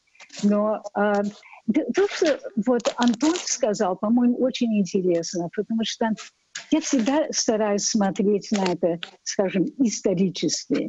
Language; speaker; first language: Russian; non-native, fluent; English